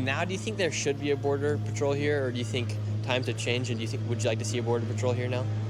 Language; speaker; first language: English; native; English